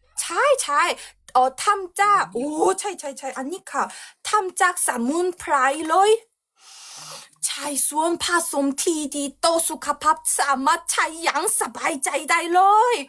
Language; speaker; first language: Thai; non-native, learner; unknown